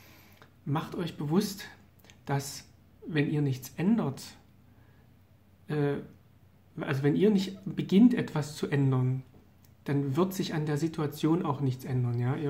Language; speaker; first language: German; native; German